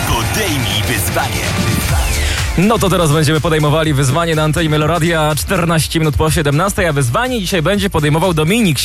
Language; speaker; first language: Polish; native; Polish